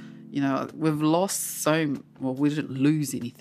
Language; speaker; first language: English; non-native, local second language; Māori